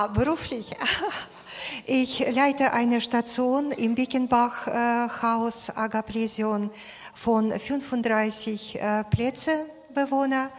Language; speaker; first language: German; non-native, fluent; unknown